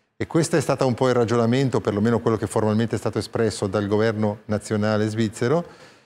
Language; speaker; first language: Italian; native; Italian